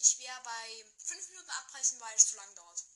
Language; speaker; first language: German; native; German